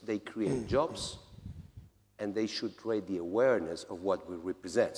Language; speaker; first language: English; non-native, fluent; Spanish